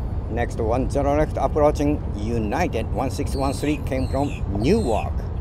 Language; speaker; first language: English; non-native, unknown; Japanese